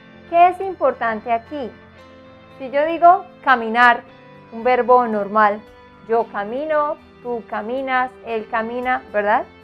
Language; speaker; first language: Spanish; native; Spanish